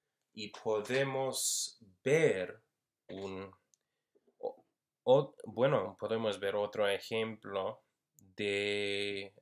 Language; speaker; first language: Spanish; non-native, fluent; English